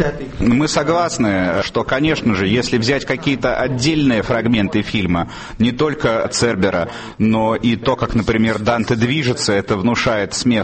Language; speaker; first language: Russian; native; Russian